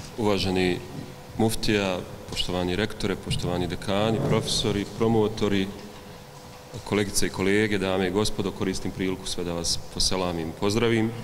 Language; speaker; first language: Bosnian; native; Bosnian